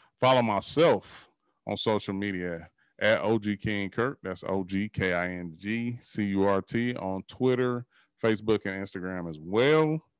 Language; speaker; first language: English; native; English